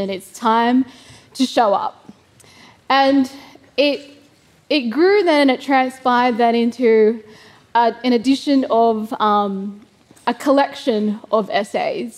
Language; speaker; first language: English; native; English